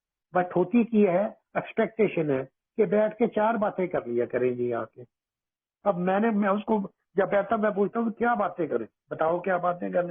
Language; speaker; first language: Hindi; native; Hindi